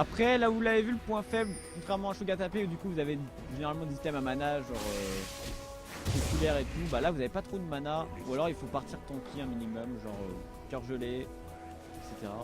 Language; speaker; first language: French; native; French